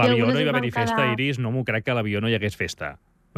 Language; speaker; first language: Catalan; native; Catalan